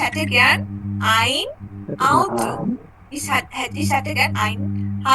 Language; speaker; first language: German; non-native, learner; Bangla